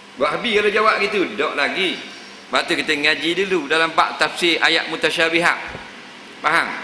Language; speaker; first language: Malay; native; Malay